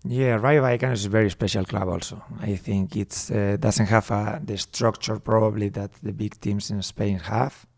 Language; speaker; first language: English; non-native, fluent; Spanish